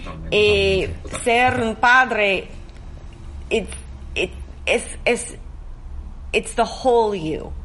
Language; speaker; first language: English; native; English